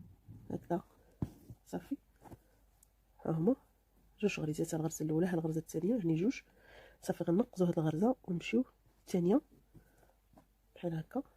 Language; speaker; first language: Arabic; native; Arabic